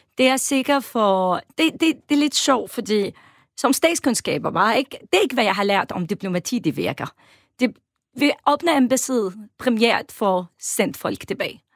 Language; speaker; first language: Danish; non-native, fluent; Arabic